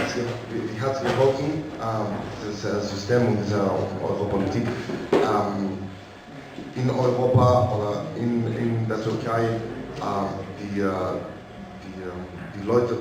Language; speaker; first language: German; non-native, fluent; Catalan